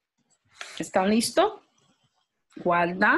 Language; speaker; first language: Spanish; early bilingual, heritage; Spanish